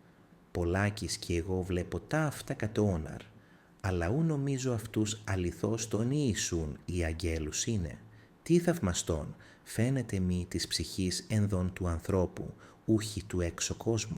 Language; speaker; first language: Greek; non-native, learner; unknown